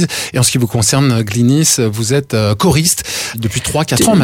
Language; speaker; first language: French; native; French